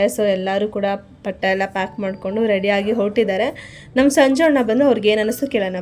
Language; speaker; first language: Kannada; native; Kannada